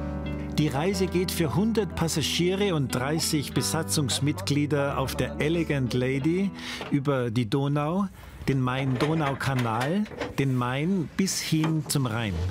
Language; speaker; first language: German; native; German